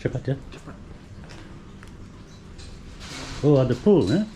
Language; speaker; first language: Indonesian; non-native, learner; English